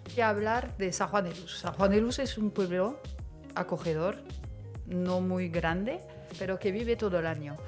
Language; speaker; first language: Spanish; non-native, fluent; French